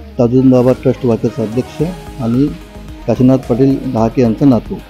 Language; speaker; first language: Marathi; native; Marathi